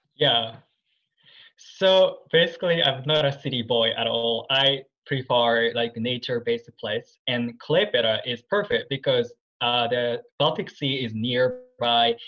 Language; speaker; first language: English; non-native, fluent; Japanese